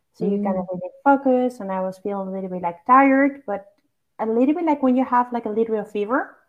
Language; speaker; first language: English; non-native, fluent; Basque